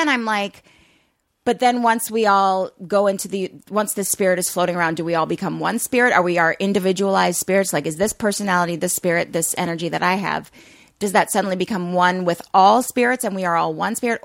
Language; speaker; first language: English; native; English